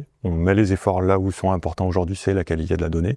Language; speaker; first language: French; native; French